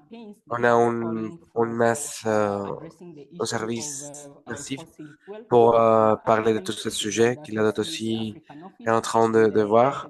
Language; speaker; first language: French; non-native, learner; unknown